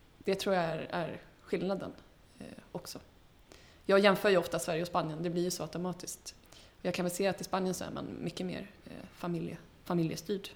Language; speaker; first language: Swedish; early bilingual, heritage; Swedish